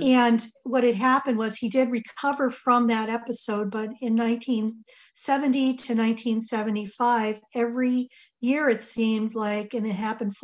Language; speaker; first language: English; native; English